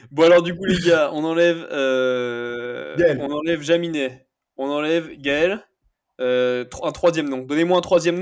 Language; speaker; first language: French; native; French